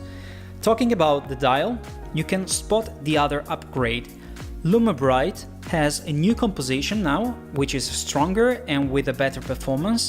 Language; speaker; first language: English; non-native, fluent; Italian